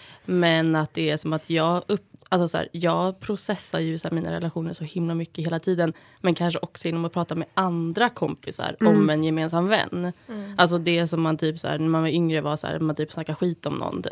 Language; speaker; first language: Swedish; native; Swedish